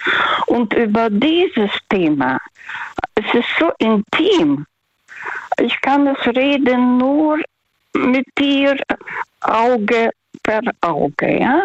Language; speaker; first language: German; non-native, fluent; Russian